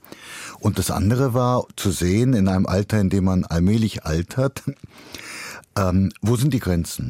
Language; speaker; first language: German; early bilingual, other home language; Bulgarian